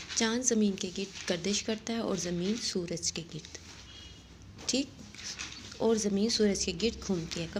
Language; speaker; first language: Hindi; non-native, local second language; Saraiki